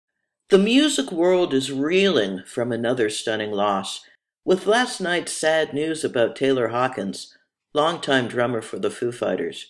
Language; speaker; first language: English; native; English